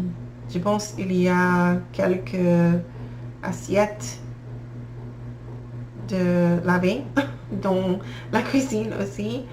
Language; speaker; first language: French; non-native, learner; English